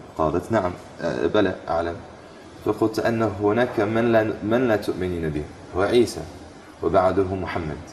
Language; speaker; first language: Arabic; non-native, fluent; English